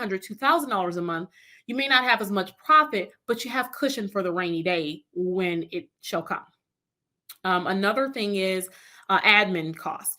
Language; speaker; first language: English; native; English